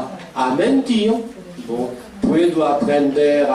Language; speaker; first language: Spanish; non-native, fluent; French